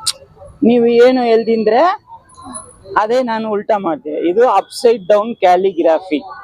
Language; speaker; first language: Kannada; non-native, local second language; Tamil